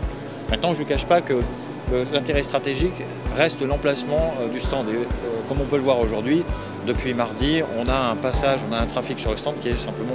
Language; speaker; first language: French; native; French